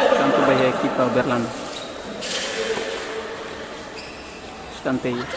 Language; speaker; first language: Portuguese; non-native, local second language; Tetum